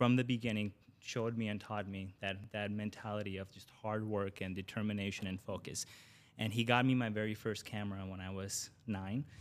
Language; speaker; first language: English; early bilingual, other home language; Urdu